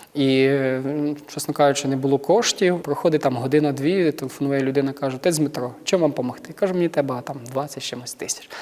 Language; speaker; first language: Ukrainian; native; Ukrainian